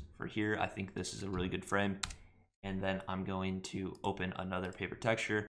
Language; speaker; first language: English; native; English